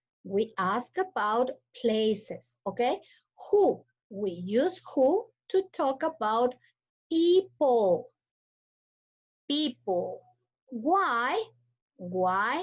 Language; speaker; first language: English; non-native, fluent; Spanish